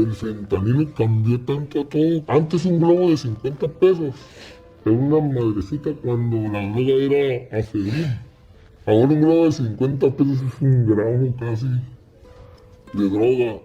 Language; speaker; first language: Spanish; native; Spanish